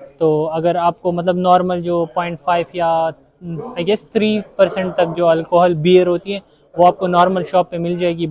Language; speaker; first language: Urdu; native; Urdu